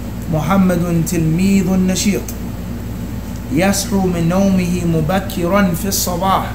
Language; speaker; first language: Arabic; non-native, fluent; English